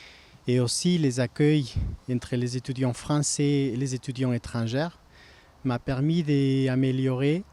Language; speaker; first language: French; non-native, fluent; Spanish